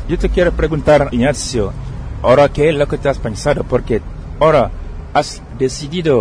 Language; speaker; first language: Spanish; non-native, fluent; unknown